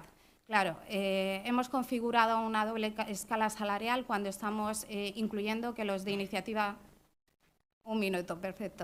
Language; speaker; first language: Spanish; native; Spanish